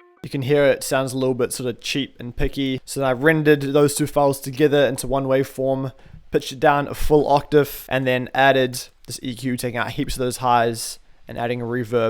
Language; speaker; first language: English; native; English